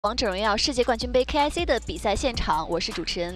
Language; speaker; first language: Chinese; native; Chinese